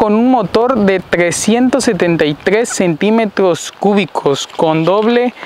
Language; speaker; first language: Spanish; native; Spanish